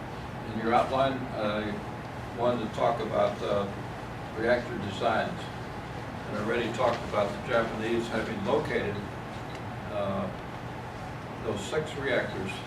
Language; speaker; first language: English; native; English